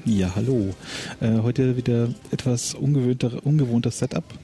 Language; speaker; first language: German; native; German